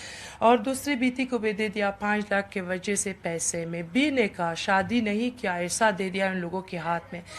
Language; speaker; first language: Hindi; non-native, learner; Persian